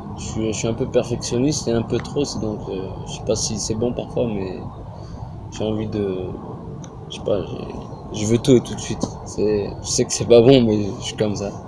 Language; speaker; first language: French; early bilingual, other home language; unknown